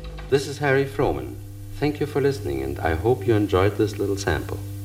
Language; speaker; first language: English; non-native, fluent; German